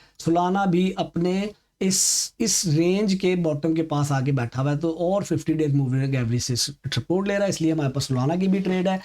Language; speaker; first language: Urdu; native; Urdu